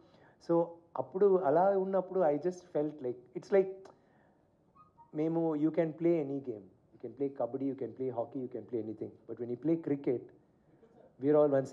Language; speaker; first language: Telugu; non-native, learner; Tamil